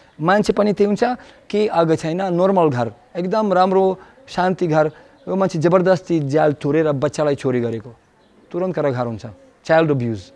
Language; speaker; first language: Nepali; non-native, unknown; Russian